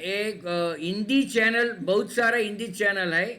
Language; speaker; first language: Hindi; non-native, local second language; Tamil